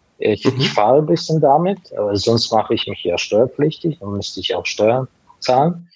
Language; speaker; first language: German; non-native, fluent; Azerbaijani